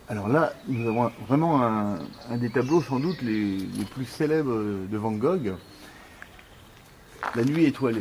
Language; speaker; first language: French; native; French